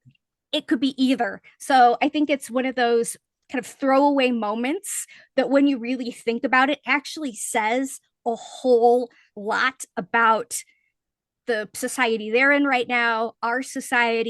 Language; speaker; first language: English; native; English